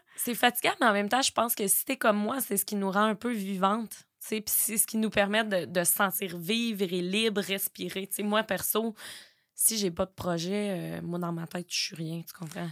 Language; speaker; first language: French; native; French